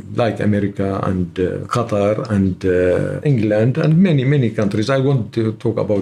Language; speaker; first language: English; non-native, learner; Arabic